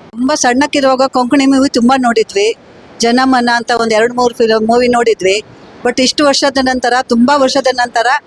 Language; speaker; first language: Kannada; non-native, local second language; Konkani